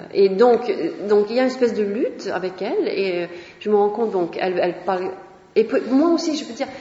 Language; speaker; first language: French; non-native, fluent; Swedish